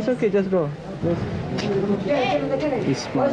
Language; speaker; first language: English; non-native, local second language; Malay